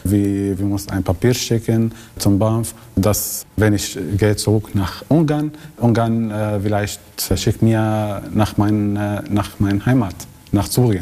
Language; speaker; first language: German; non-native, learner; Arabic